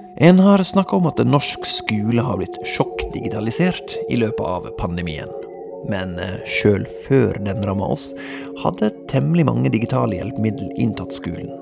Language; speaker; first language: Norwegian; native; Norwegian